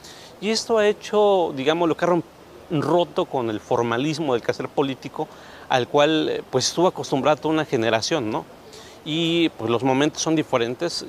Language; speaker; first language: Spanish; native; Spanish